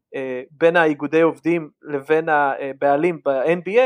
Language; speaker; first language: Hebrew; early bilingual, other home language; English